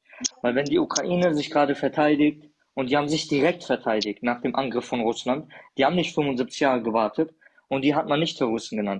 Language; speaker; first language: German; early bilingual, other home language; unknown